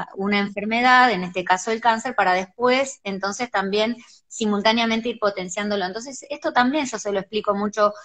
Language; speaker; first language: Spanish; native; Spanish